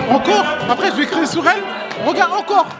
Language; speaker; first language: French; native; French